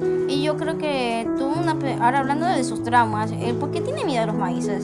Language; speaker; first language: Spanish; native; Spanish